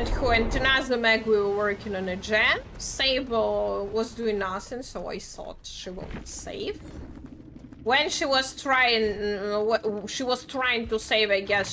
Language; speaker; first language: English; non-native, fluent; Russian